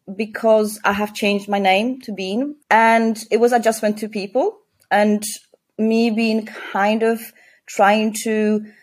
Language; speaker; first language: English; non-native, fluent; Polish